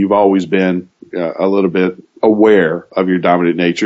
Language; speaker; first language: English; native; English